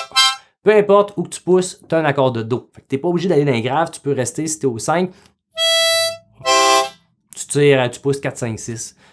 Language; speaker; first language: French; native; French